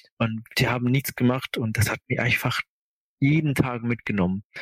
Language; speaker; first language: German; non-native, fluent; Arabic